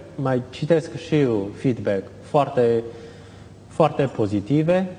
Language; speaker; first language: Romanian; non-native, fluent; Chinese